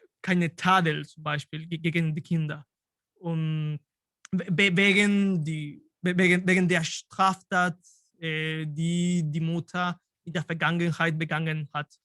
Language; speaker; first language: German; non-native, fluent; Spanish